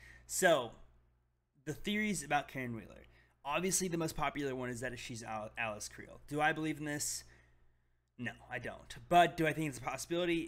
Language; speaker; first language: English; native; English